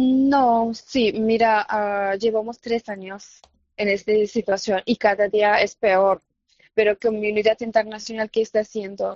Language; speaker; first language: Spanish; non-native, fluent; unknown